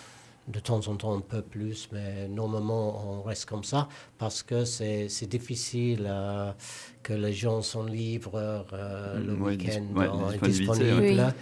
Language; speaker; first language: French; non-native, learner; English